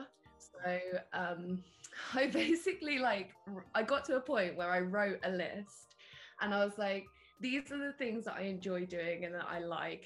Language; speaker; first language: English; native; English